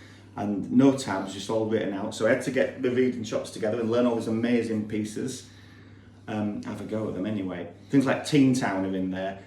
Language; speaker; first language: English; native; English